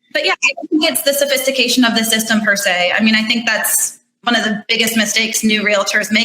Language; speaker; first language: English; native; English